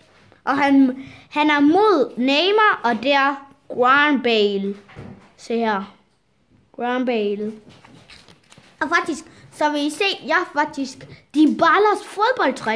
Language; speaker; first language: Danish; early bilingual, other home language; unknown